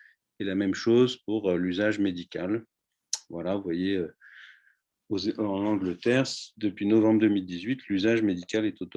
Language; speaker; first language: French; native; French